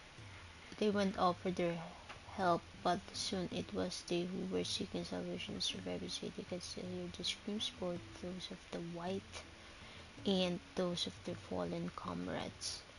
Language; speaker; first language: English; non-native, local second language; Filipino